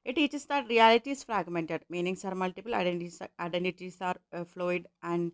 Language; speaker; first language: English; non-native, local second language; Malayalam